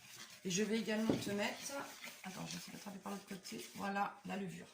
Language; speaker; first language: French; native; French